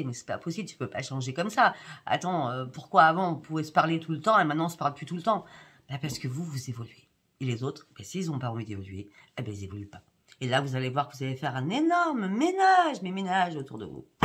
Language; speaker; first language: French; native; French